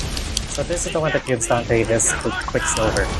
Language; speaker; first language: English; native; English